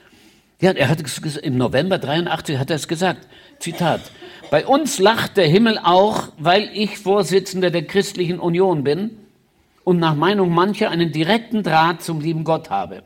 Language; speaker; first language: German; native; German